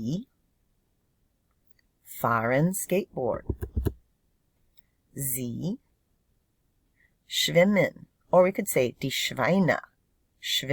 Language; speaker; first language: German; non-native, fluent; English